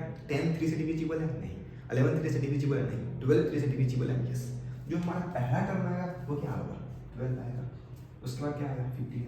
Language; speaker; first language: Hindi; native; Hindi